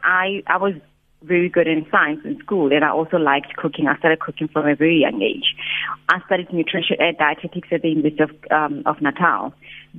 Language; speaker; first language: English; non-native, local second language; Tswana